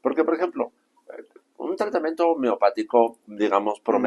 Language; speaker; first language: Spanish; native; Spanish